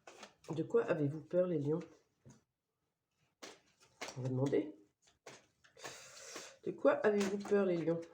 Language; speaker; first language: French; native; French